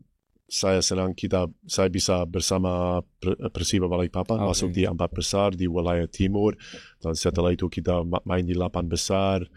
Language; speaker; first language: Indonesian; non-native, fluent; English